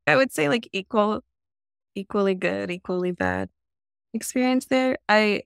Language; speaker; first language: English; native; English